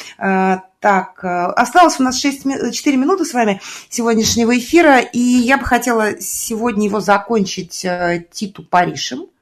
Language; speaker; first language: Russian; native; Russian